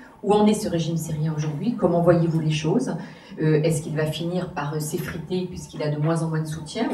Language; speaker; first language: French; native; French